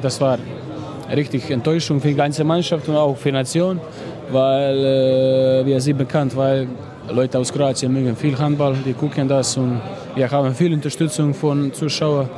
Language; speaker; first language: German; non-native, learner; Croatian